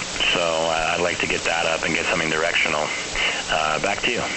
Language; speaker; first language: English; native; English